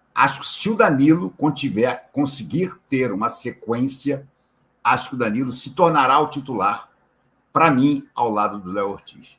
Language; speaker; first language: Portuguese; native; Portuguese